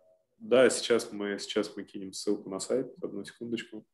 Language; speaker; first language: Russian; native; Russian